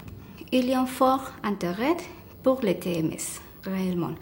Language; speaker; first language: French; non-native, fluent; Spanish